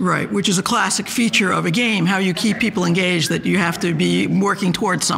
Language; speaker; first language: English; native; English